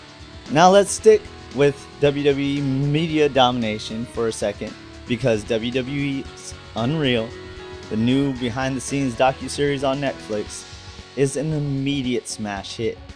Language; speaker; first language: English; native; English